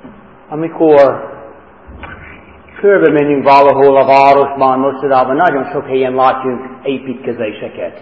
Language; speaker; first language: Hungarian; non-native, fluent; English